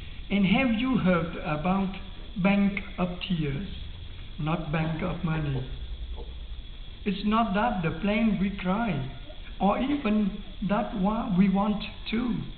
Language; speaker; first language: English; non-native, fluent; Vietnamese